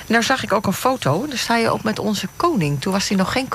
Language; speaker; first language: Dutch; native; Dutch